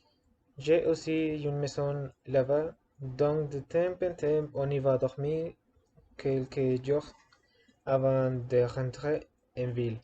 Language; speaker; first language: French; non-native, learner; Spanish